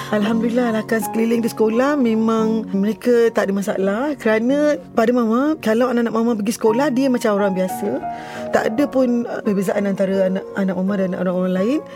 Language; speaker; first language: Malay; native; Malay